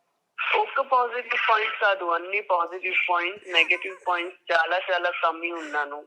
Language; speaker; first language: Telugu; non-native, learner; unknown